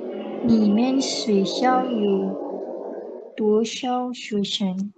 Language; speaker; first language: Chinese; non-native, learner; Indonesian